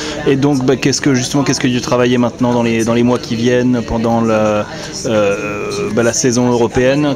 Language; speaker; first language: French; native; French